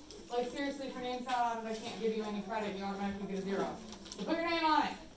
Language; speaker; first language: English; native; English